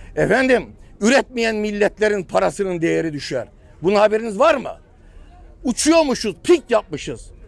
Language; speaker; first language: Turkish; native; Turkish